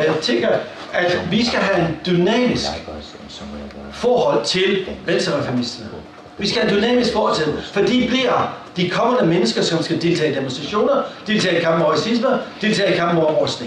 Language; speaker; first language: Danish; non-native, fluent; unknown